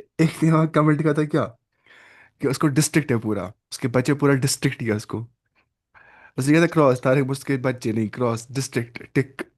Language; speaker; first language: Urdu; non-native, local second language; Kashmiri